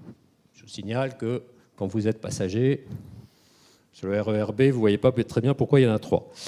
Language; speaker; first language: French; native; French